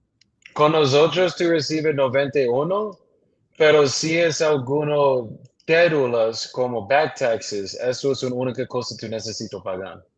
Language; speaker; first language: Spanish; non-native, learner; English